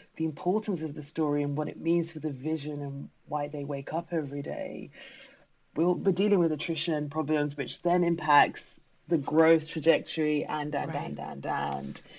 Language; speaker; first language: English; native; English